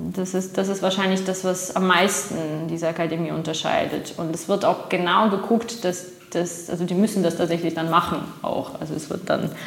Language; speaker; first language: German; non-native, fluent; Russian